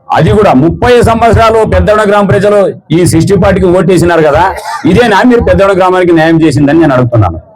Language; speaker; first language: Telugu; native; Telugu